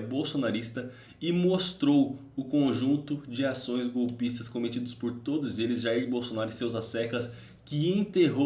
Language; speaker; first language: Portuguese; native; Portuguese